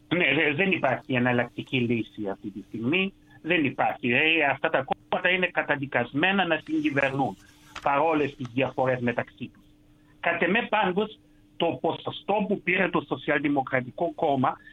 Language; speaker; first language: Greek; non-native, fluent; Romanian